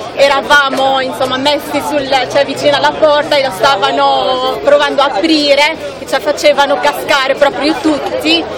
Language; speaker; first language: Italian; non-native, fluent; Arabic